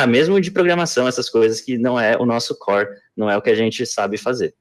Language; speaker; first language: Portuguese; native; Portuguese